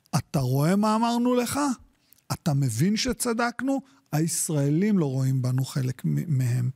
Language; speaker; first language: Hebrew; native; Hebrew